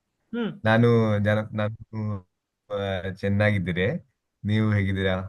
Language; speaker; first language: Kannada; non-native, learner; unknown